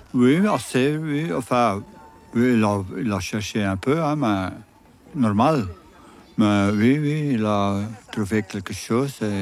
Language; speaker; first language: French; non-native, local second language; Dutch